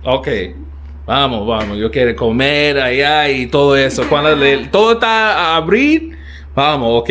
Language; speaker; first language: Spanish; non-native, learner; English